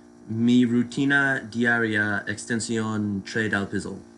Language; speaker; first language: Spanish; non-native, learner; English